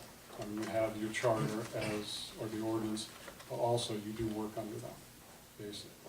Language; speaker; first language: English; native; English